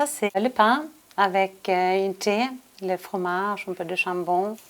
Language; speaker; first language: French; non-native, learner; Swedish